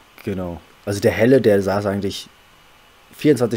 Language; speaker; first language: German; native; German